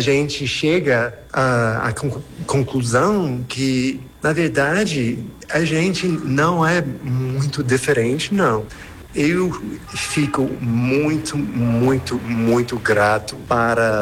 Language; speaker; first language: Portuguese; non-native, fluent; English